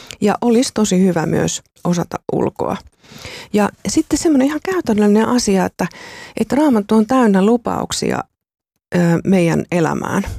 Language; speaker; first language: Finnish; native; Finnish